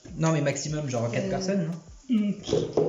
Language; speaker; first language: French; early bilingual, other home language; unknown